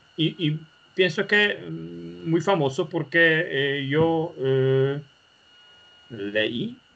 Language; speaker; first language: Spanish; non-native, learner; Polish